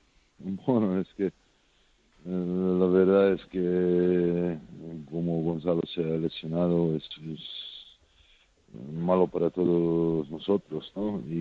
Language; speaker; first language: Spanish; non-native, fluent; Serbian